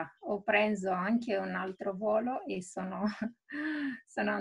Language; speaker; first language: Italian; non-native, fluent; Romanian